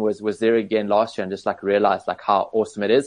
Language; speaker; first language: English; native; English